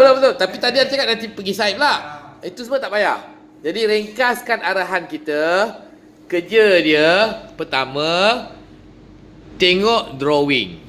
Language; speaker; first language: Malay; native; Malay